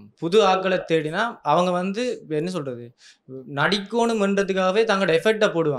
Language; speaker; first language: Tamil; native; Tamil